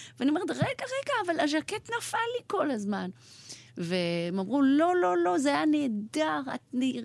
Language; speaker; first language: Hebrew; early bilingual, other home language; Persian